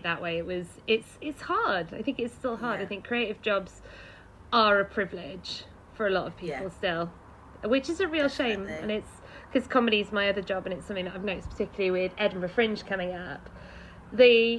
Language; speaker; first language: English; native; English